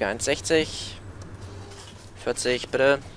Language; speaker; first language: German; native; German